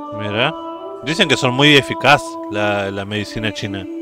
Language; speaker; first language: Spanish; native; Spanish